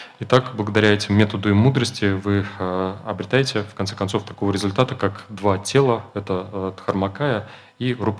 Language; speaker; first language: Russian; native; Russian